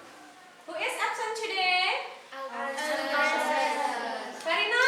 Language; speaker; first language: English; non-native, fluent; Indonesian